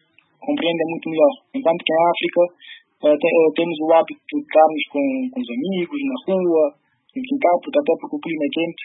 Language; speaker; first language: Portuguese; early bilingual, other home language; Upper Guinea Crioulo